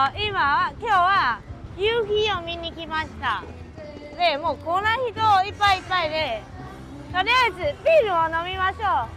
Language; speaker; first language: Japanese; non-native, fluent; Chinese